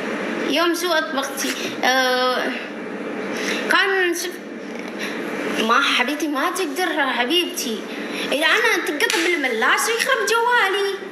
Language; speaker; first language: Arabic; non-native, learner; Indonesian